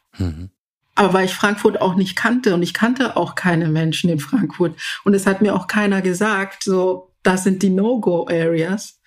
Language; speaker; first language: German; early bilingual, other home language; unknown